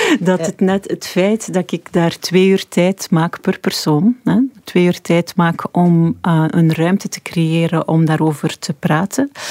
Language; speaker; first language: Dutch; native; Dutch